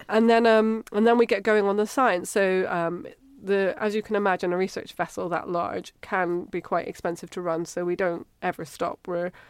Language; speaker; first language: English; native; English